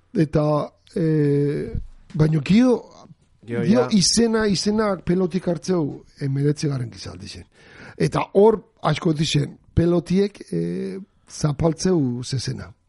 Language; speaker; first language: Basque; native; Basque